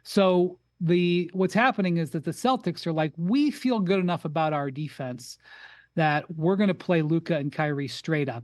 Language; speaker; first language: English; native; English